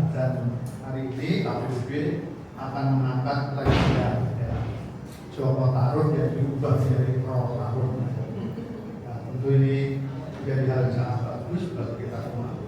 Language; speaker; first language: Indonesian; native; Indonesian